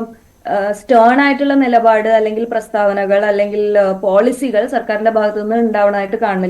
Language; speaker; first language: Malayalam; native; Malayalam